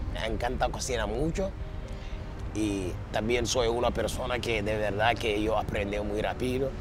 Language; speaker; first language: Spanish; non-native, learner; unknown